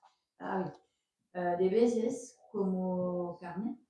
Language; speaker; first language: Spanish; non-native, learner; French